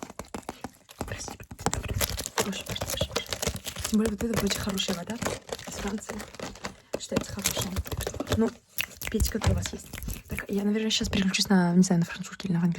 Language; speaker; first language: Russian; early bilingual, heritage; Russian